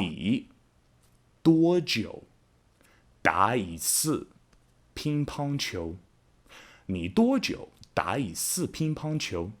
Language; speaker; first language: Chinese; non-native, fluent; English